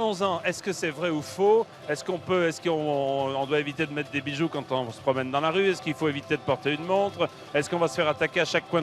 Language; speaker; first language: French; native; French